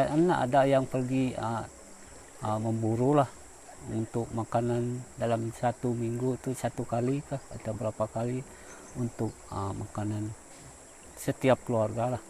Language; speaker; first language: Indonesian; non-native, local second language; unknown